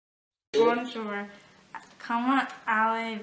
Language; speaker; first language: French; non-native, learner; English